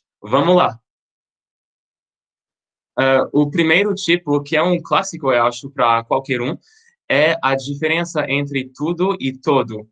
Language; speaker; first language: Portuguese; non-native, fluent; French